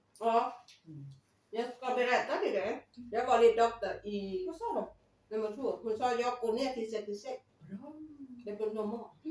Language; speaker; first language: Swedish; non-native, learner; Thai